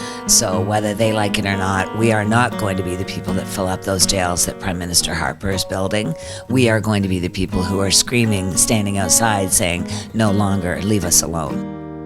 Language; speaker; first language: English; native; English